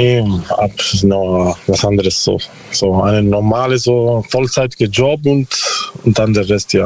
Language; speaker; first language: German; non-native, learner; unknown